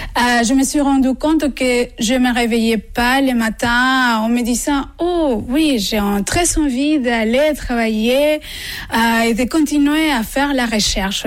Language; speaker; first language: French; non-native, fluent; Spanish